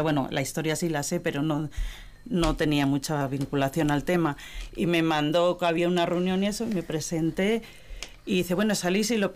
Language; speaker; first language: Spanish; native; Spanish